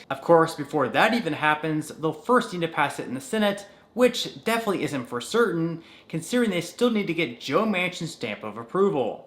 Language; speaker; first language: English; native; English